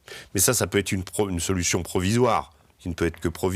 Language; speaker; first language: French; native; French